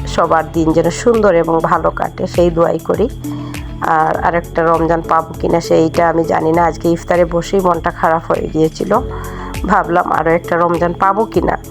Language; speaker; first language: Bangla; non-native, local second language; Sylheti